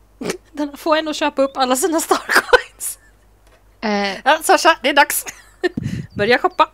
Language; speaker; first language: Swedish; native; Swedish